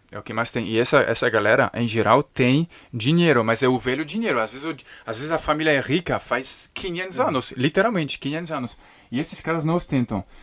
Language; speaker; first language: Portuguese; non-native, fluent; French